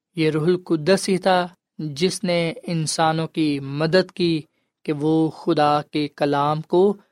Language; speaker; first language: Urdu; non-native, local second language; Punjabi